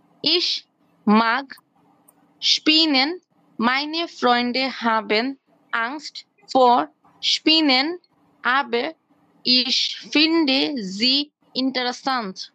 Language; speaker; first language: German; non-native, learner; Bangla